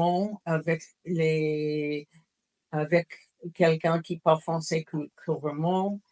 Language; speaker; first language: French; non-native, fluent; English